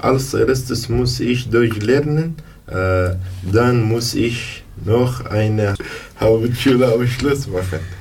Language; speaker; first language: German; non-native, learner; Arabic